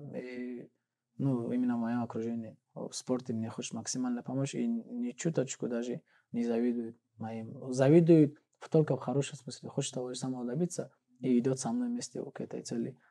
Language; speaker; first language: Russian; non-native, local second language; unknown